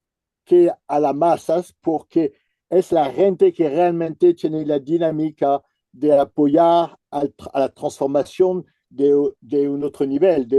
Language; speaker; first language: Spanish; non-native, fluent; French